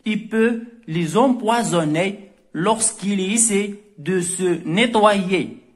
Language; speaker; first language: French; non-native, local second language; Arabic